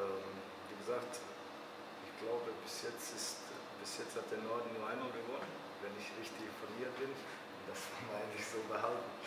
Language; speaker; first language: German; early bilingual, other home language; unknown